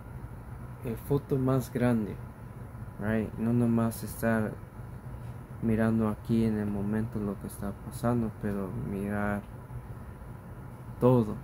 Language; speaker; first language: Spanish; early bilingual, heritage; Spanish